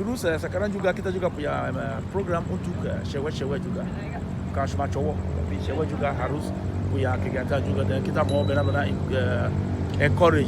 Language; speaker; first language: Indonesian; non-native, fluent; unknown